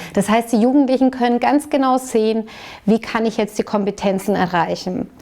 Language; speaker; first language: German; native; German